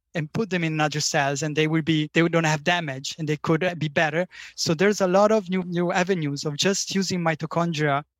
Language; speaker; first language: English; non-native, fluent; Italian